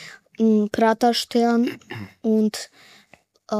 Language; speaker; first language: German; early bilingual, other home language; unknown